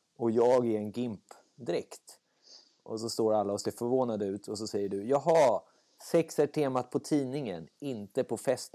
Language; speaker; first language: Swedish; native; Swedish